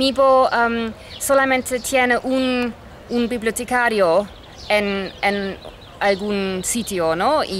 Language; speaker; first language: Spanish; non-native, fluent; English